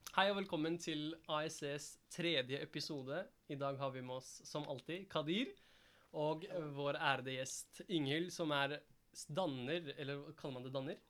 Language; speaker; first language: Norwegian; early bilingual, other home language; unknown